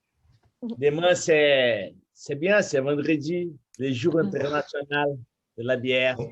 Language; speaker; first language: French; non-native, fluent; Portuguese